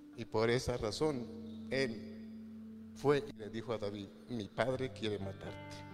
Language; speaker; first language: Spanish; native; Spanish